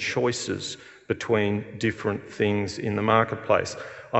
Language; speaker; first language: English; native; English